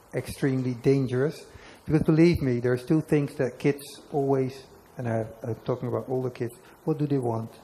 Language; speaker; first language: English; non-native, fluent; Dutch